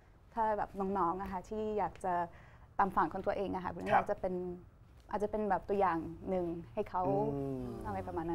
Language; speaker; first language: Thai; non-native, fluent; Portuguese